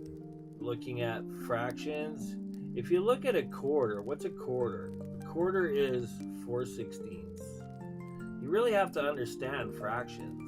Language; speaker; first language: English; native; English